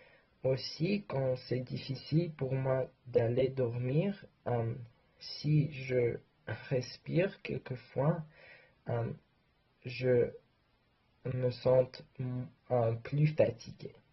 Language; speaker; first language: French; non-native, learner; English